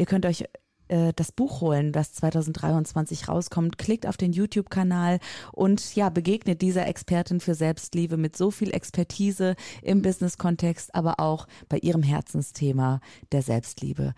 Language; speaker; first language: German; native; German